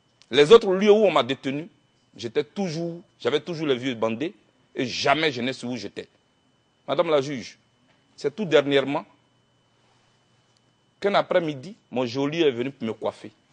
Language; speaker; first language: French; non-native, local second language; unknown